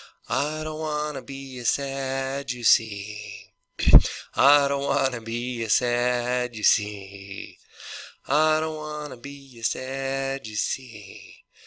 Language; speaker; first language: English; native; English